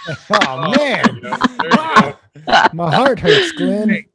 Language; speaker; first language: English; native; English